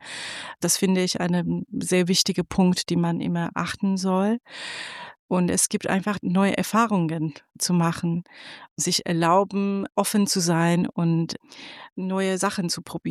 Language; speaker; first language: German; non-native, fluent; Persian